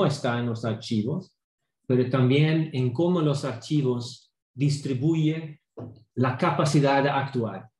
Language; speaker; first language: Spanish; non-native, fluent; Swedish